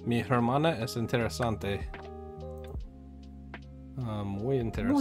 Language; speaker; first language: Spanish; non-native, learner; English